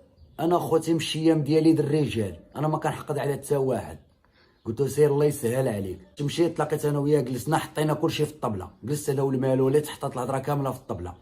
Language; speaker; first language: Arabic; native; Arabic